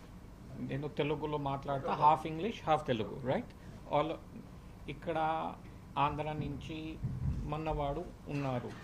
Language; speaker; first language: Telugu; early bilingual, heritage; Telugu